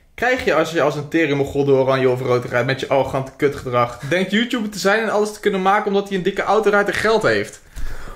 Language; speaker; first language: Dutch; native; Dutch